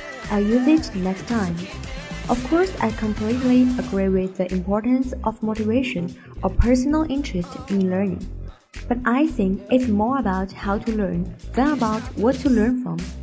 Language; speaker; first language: English; non-native, fluent; Chinese